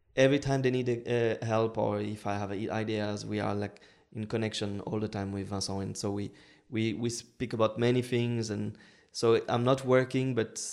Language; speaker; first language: English; non-native, fluent; French